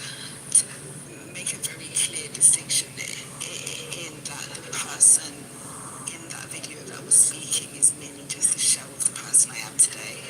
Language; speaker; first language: English; native; English